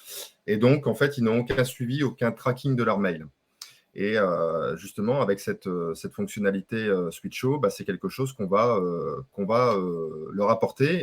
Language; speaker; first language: French; native; French